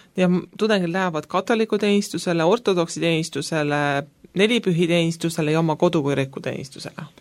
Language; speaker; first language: Estonian; native; Estonian